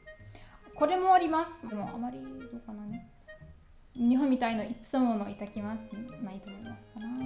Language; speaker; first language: Japanese; non-native, learner; German